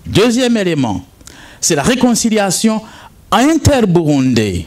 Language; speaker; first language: French; non-native, local second language; Rundi